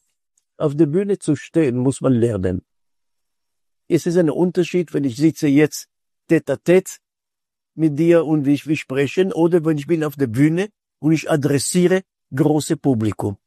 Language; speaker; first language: German; non-native, fluent; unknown